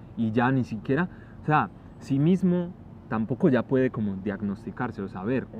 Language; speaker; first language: Spanish; native; Spanish